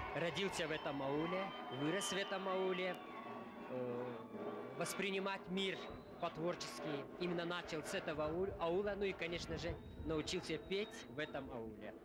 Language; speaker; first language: Russian; non-native, local second language; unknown